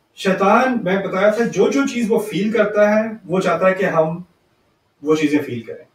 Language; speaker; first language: Urdu; early bilingual, heritage; Urdu